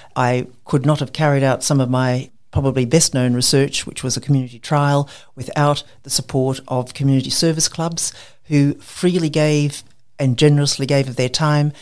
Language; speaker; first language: English; native; English